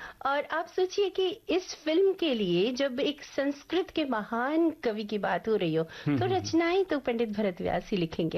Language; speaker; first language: Hindi; native; Hindi